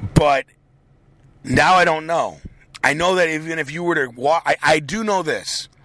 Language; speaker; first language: English; native; English